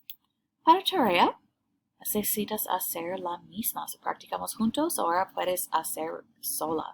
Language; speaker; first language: Spanish; non-native, learner; English